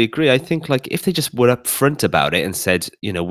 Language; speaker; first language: English; native; English